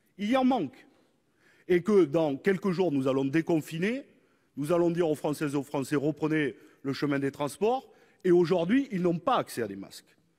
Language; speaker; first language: French; native; French